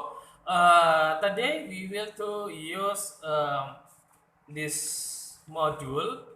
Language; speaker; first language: English; non-native, learner; Indonesian